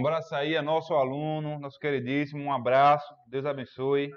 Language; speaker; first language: Portuguese; native; Portuguese